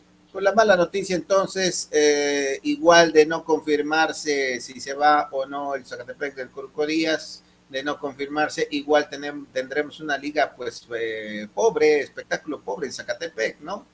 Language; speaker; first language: Spanish; native; Spanish